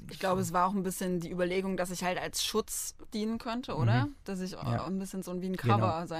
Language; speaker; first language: German; native; German